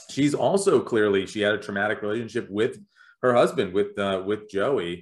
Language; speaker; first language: English; native; English